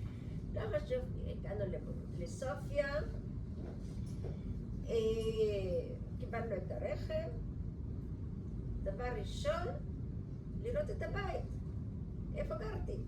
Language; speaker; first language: Hebrew; early bilingual, other home language; Bulgarian